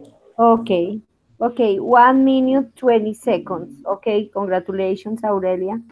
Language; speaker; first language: English; non-native, learner; Spanish